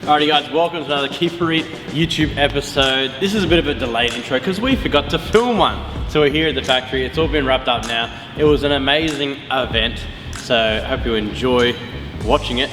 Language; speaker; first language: English; native; English